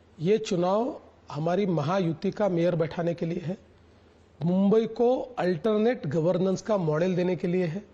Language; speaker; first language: Hindi; non-native, local second language; Marathi